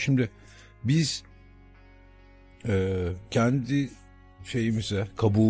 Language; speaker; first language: Turkish; native; Turkish